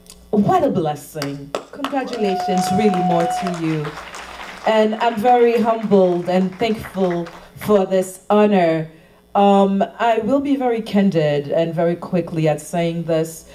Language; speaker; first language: English; non-native, fluent; Haitian Creole